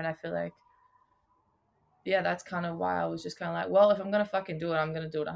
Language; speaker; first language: English; native; English